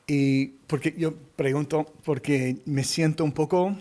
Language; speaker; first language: Spanish; early bilingual, heritage; English